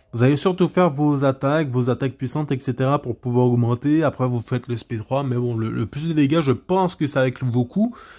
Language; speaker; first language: French; native; French